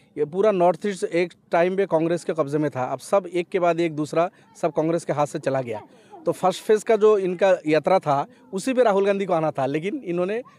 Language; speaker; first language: Hindi; non-native, local second language; Bangla